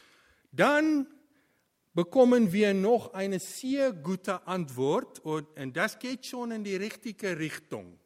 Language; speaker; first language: German; non-native, fluent; Afrikaans